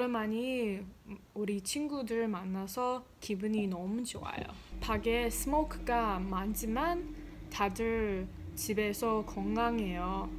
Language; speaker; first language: Korean; non-native, learner; English